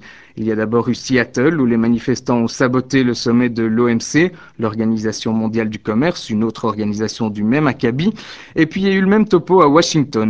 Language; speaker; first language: French; native; French